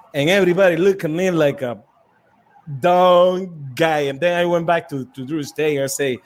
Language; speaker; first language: English; non-native, fluent; Spanish